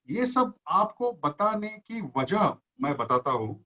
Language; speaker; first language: Hindi; non-native, local second language; Marathi